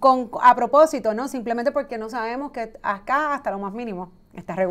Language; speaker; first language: Spanish; native; Spanish